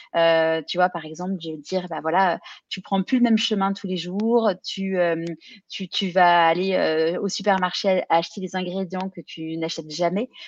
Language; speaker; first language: French; native; French